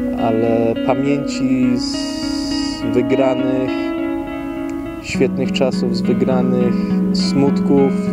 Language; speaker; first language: Polish; early bilingual, heritage; Polish